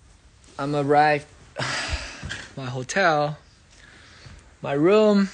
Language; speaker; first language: English; non-native, learner; Chinese